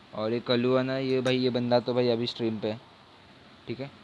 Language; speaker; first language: Hindi; non-native, local second language; Marathi